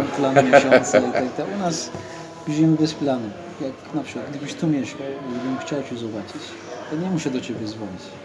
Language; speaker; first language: Polish; non-native, fluent; Turkish